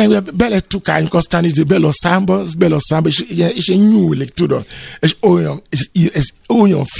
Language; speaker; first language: Hungarian; non-native, learner; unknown